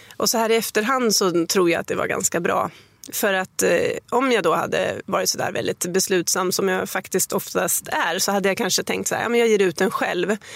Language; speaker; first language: Swedish; native; Swedish